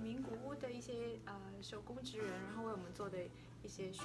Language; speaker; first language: Chinese; native; Chinese